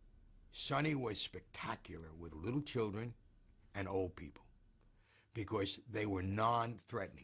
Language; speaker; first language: English; native; English